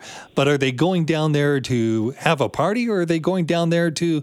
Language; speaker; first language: English; native; English